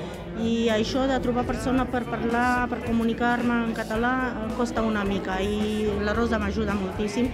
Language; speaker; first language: Catalan; non-native, fluent; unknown